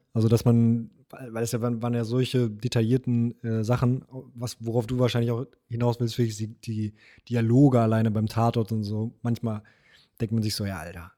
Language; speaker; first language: German; native; German